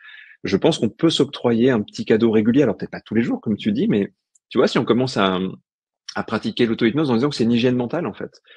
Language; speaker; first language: French; native; French